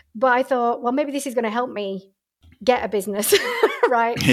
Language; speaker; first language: English; native; English